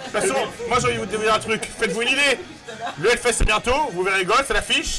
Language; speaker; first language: French; native; French